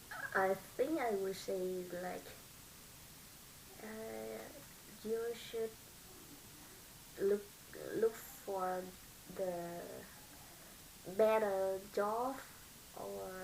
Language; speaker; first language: English; non-native, learner; Vietnamese